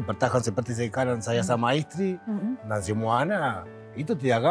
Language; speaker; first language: Indonesian; non-native, learner; Spanish